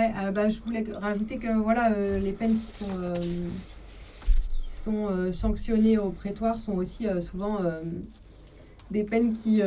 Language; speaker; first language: French; native; French